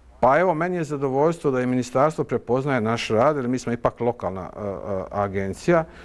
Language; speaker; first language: Croatian; native; Croatian